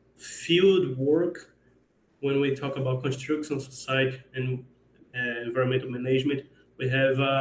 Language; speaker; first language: English; non-native, fluent; Portuguese